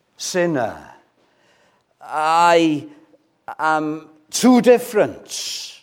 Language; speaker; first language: English; non-native, local second language; Welsh